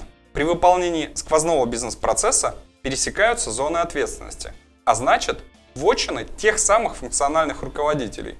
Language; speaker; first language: Russian; native; Russian